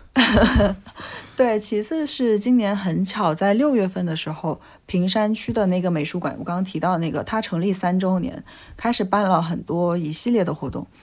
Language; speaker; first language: Chinese; native; Chinese